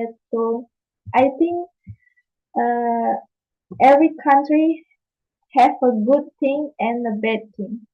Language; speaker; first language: English; non-native, learner; Indonesian